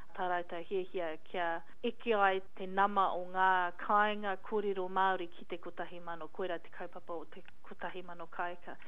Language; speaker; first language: Māori; non-native, local second language; English